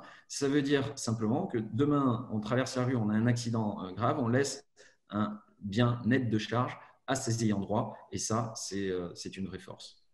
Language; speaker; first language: French; native; French